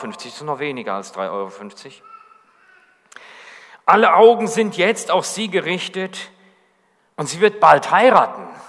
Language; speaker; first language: German; native; German